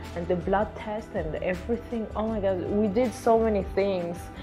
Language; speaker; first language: English; non-native, fluent; Swedish